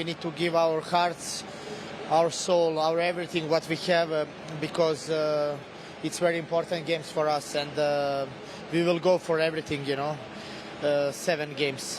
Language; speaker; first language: English; non-native, fluent; Serbian